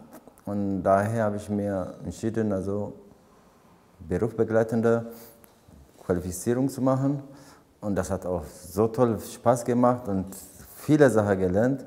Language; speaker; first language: German; non-native, fluent; Amharic